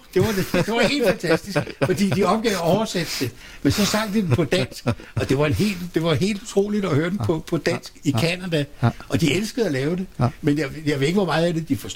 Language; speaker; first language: Danish; native; Danish